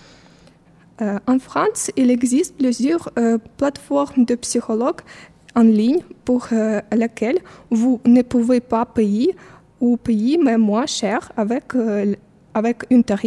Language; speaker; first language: French; non-native, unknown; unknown